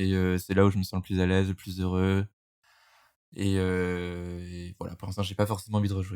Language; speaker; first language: French; native; French